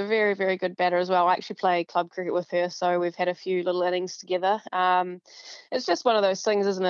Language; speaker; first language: English; native; English